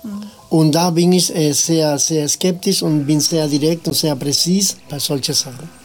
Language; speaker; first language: German; non-native, fluent; Spanish